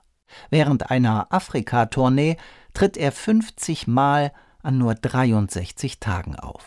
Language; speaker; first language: German; native; German